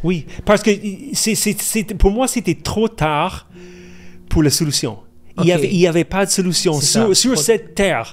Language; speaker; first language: French; non-native, fluent; English